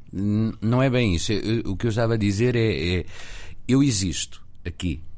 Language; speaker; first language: Portuguese; native; Portuguese